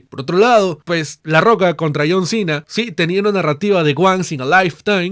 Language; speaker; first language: Spanish; native; Spanish